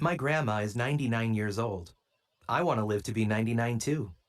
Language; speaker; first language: English; non-native, learner; Spanish